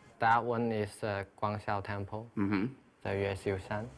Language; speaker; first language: English; non-native, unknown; Chinese